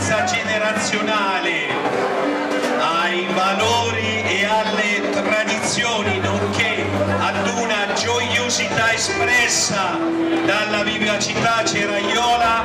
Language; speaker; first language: Italian; native; Italian